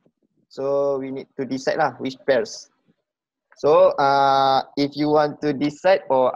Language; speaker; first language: English; non-native, local second language; Malay